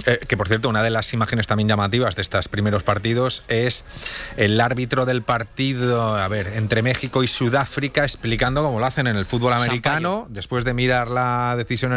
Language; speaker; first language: Spanish; native; Spanish